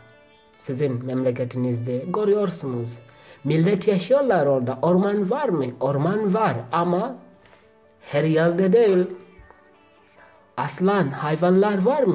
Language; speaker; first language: Turkish; non-native, learner; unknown